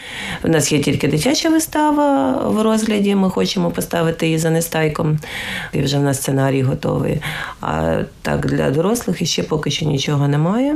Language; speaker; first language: Ukrainian; native; Ukrainian